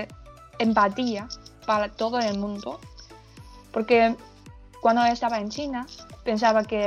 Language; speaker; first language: Spanish; non-native, learner; Chinese